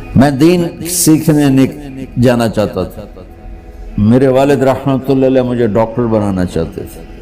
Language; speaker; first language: Urdu; non-native, local second language; Punjabi